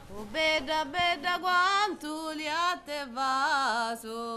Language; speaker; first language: Italian; native; Italian